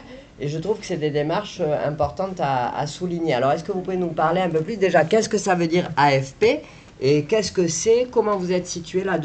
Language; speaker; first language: French; native; French